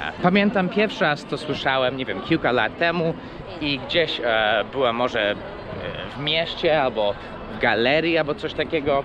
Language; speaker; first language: Polish; early bilingual, heritage; English